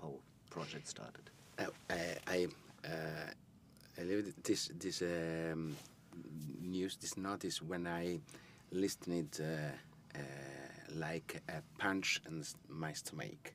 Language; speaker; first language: English; non-native, learner; Italian